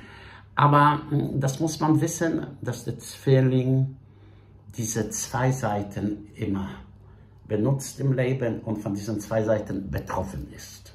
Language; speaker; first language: German; non-native, fluent; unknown